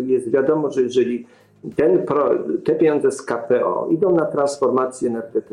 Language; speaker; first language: Polish; native; Polish